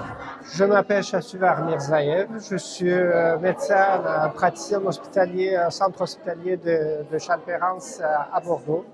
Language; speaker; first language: French; non-native, fluent; Azerbaijani